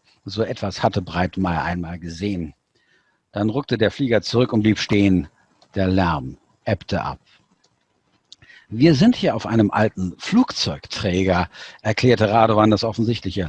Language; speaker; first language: German; native; German